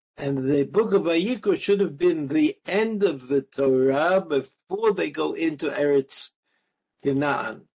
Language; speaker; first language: English; native; English